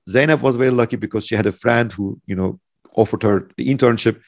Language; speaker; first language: English; non-native, fluent; Turkish